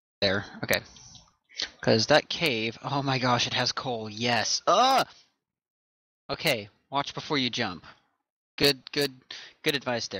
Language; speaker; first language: English; native; English